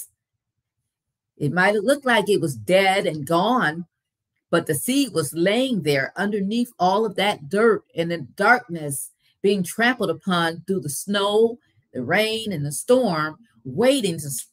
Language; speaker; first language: English; native; English